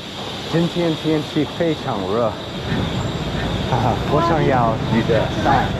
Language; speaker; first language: Chinese; non-native, learner; English